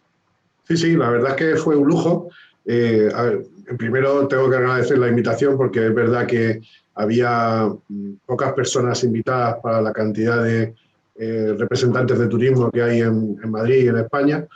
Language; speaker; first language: Spanish; native; Spanish